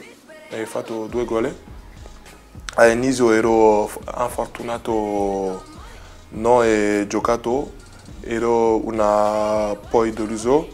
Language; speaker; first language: Italian; non-native, learner; French